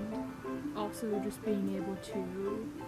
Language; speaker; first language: English; native; English